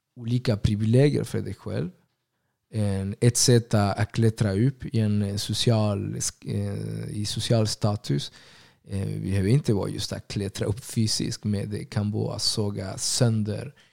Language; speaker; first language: Swedish; early bilingual, other home language; Spanish